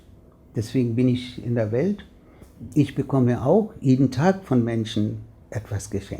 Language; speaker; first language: German; non-native, fluent; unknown